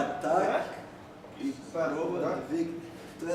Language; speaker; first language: Slovenian; non-native, learner; Portuguese